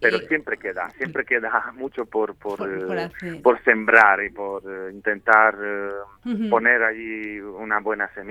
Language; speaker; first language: Spanish; non-native, fluent; Romanian